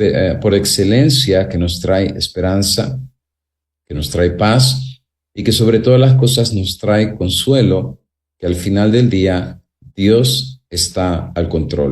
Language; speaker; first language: Spanish; native; Spanish